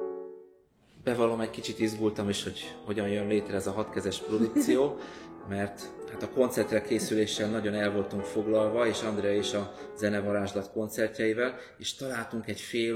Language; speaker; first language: Hungarian; native; Hungarian